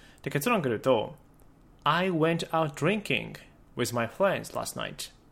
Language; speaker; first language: English; non-native, fluent; Japanese